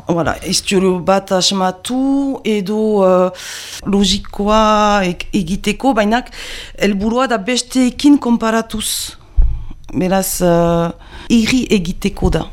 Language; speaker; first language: Basque; non-native, local second language; French